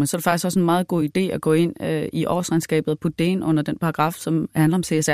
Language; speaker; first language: Danish; native; Danish